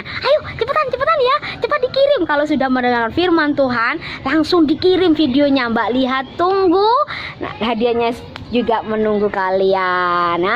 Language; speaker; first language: Indonesian; non-native, local second language; Javanese